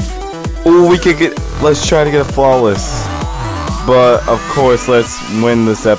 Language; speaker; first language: English; native; English